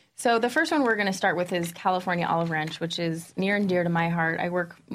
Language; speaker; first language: English; native; English